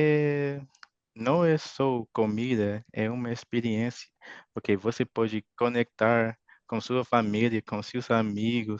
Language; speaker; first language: Portuguese; non-native, fluent; English